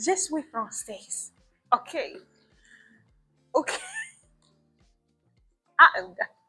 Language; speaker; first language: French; non-native, learner; English